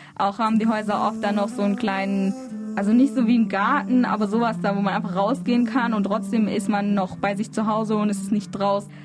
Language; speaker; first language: German; early bilingual, other home language; Arabic